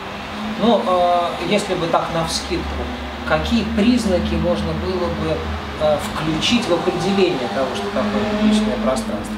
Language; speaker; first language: Russian; native; Russian